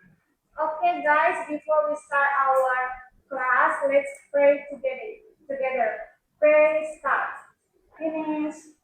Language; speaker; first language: English; non-native, learner; Indonesian